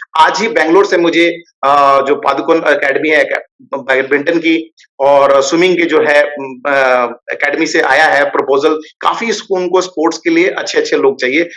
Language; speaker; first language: Hindi; native; Hindi